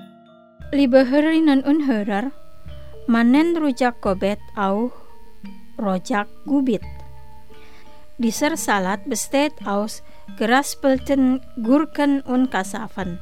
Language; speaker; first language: German; non-native, fluent; Indonesian